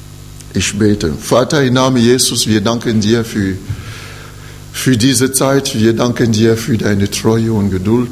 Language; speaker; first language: German; non-native, fluent; French